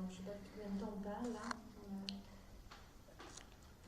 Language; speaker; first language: French; native; French